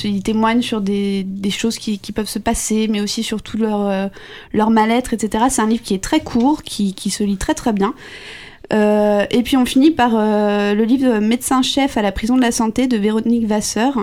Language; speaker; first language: French; native; French